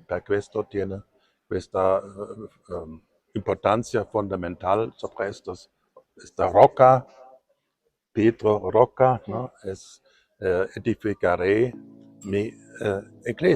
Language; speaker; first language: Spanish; non-native, fluent; German